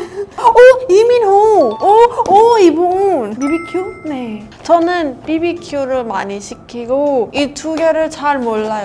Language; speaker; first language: Korean; non-native, fluent; Persian